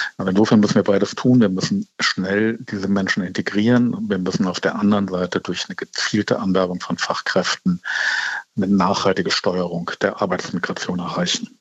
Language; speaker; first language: German; native; German